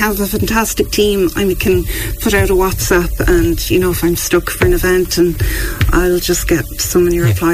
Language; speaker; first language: English; native; English